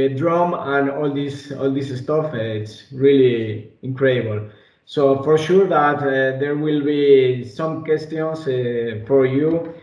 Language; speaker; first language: English; non-native, fluent; Spanish